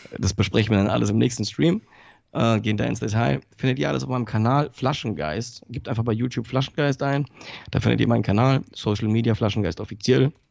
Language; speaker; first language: German; early bilingual, other home language; Polish